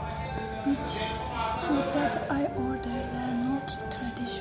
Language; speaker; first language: English; non-native, learner; Azerbaijani